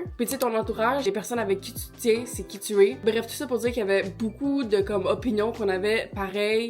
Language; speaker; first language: French; native; French